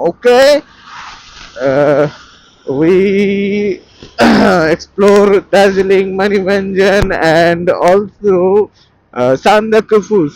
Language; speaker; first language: English; non-native, local second language; Bangla